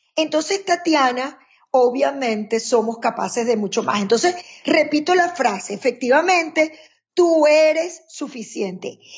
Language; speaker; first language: Spanish; native; Spanish